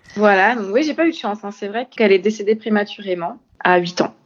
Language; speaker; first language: French; native; French